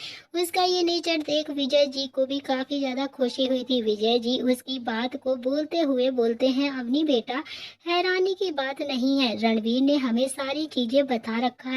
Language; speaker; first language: Hindi; native; Hindi